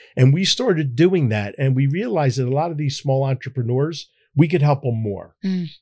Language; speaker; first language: English; native; English